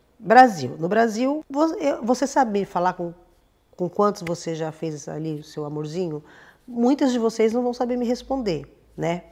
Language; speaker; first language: Portuguese; native; Portuguese